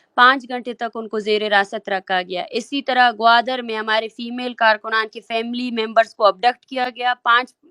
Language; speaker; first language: Urdu; non-native, local second language; Baluchi